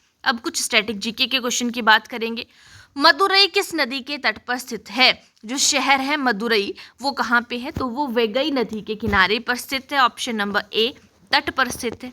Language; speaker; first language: Hindi; native; Hindi